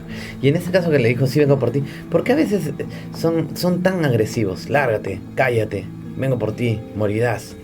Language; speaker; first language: Spanish; native; Spanish